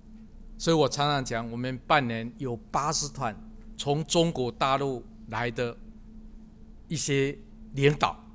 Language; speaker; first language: Chinese; non-native, local second language; Min Nan Chinese